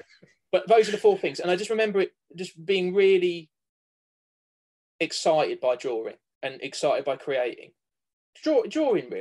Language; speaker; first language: English; native; English